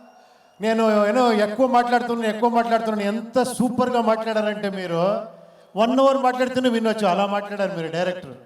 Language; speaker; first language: Telugu; non-native, fluent; Kannada